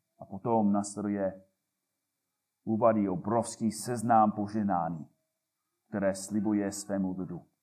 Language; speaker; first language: Czech; non-native, fluent; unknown